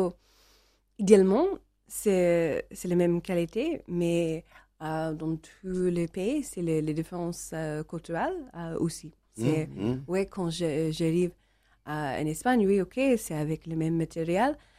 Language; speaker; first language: French; non-native, learner; English